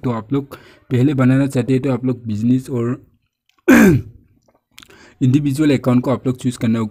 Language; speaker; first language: Hindi; non-native, local second language; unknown